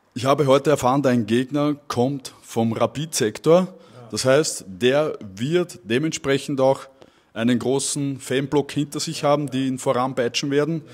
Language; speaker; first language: German; native; German